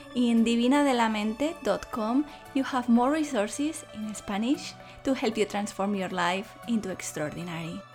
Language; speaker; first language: English; non-native, fluent; Spanish